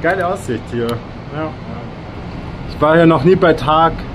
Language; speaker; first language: German; native; German